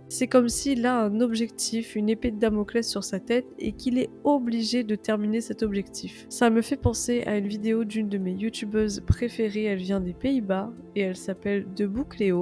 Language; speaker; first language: French; native; French